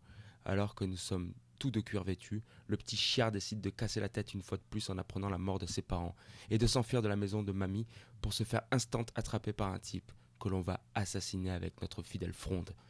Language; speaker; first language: French; native; French